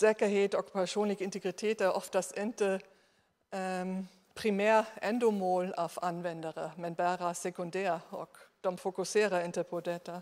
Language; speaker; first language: Swedish; non-native, fluent; German